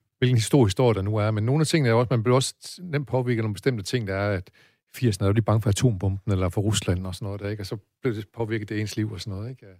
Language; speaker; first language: Danish; native; Danish